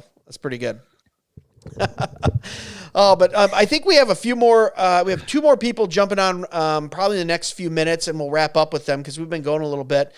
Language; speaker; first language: English; native; English